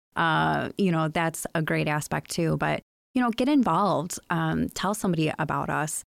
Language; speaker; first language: English; native; English